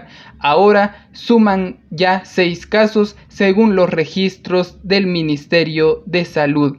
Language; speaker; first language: Spanish; non-native, local second language; Kaqchikel